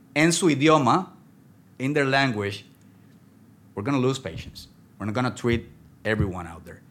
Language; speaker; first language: English; non-native, fluent; Spanish